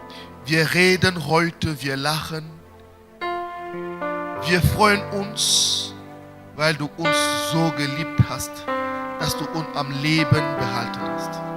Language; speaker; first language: German; non-native, fluent; French